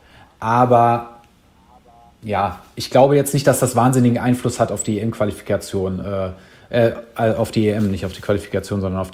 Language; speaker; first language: German; native; German